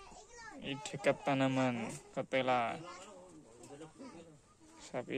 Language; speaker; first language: Indonesian; non-native, local second language; Javanese